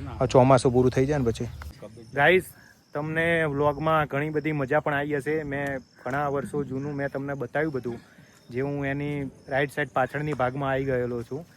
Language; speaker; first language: Gujarati; native; Gujarati